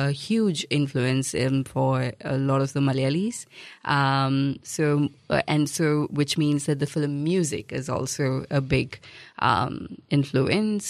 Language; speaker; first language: English; non-native, local second language; Malayalam